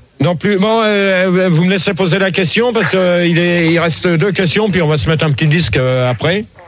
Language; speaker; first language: French; native; French